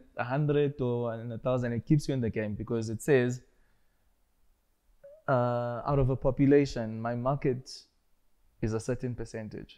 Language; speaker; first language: English; non-native, local second language; Zulu